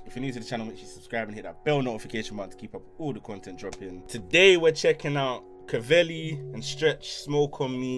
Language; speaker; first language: English; native; English